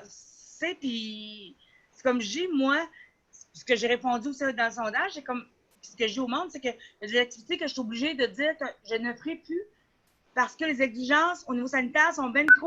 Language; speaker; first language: French; native; French